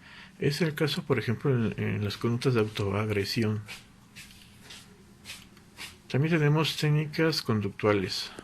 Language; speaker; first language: Spanish; native; Spanish